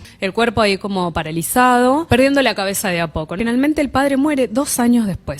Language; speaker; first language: Spanish; native; Spanish